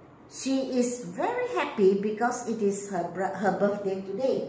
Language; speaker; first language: English; non-native, local second language; Malay